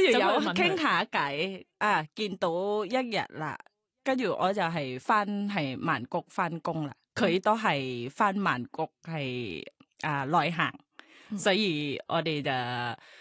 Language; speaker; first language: Cantonese; non-native, learner; Thai